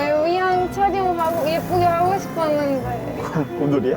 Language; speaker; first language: Korean; non-native, learner; Greek